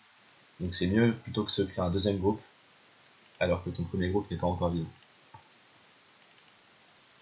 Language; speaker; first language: French; native; French